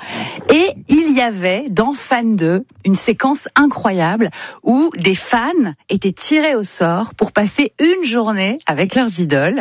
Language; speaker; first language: French; native; French